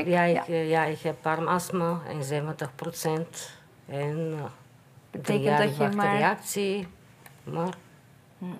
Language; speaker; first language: Dutch; non-native, learner; Bulgarian